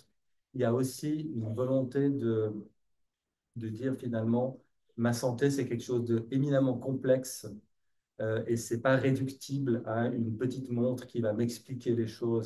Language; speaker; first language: French; native; French